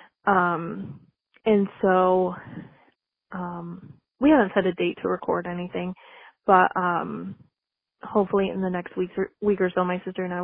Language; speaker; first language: English; native; English